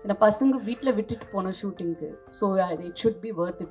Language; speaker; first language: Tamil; non-native, fluent; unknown